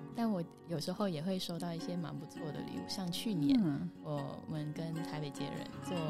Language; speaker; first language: Chinese; non-native, fluent; Vietnamese